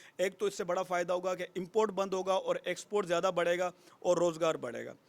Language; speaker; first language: Urdu; non-native, local second language; Sindhi